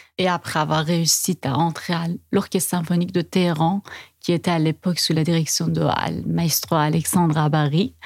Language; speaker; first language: French; non-native, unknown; Persian